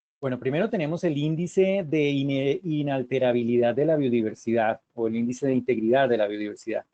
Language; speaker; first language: Spanish; native; Spanish